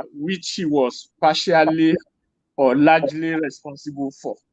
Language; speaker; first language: English; non-native, local second language; Yoruba